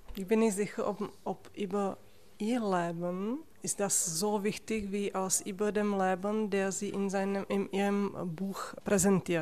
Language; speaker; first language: German; non-native, fluent; Czech